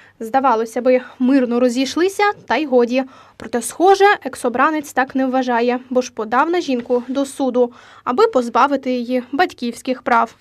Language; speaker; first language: Ukrainian; native; Ukrainian